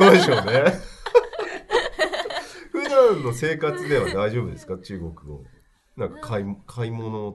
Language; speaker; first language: Japanese; native; Japanese